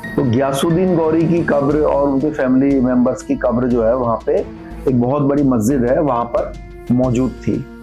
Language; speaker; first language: Hindi; native; Hindi